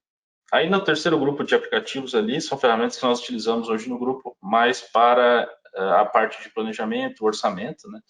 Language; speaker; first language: Portuguese; native; Portuguese